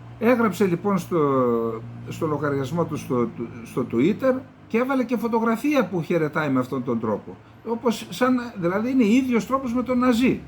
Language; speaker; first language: Greek; native; Greek